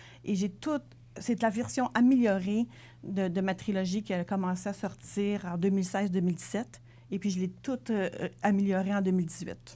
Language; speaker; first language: French; native; French